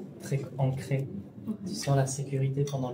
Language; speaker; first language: French; native; French